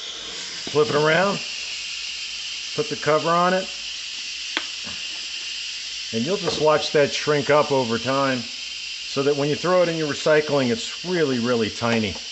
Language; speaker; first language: English; native; English